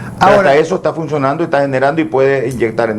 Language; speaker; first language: Spanish; native; Spanish